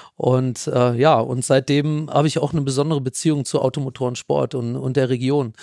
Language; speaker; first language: German; native; German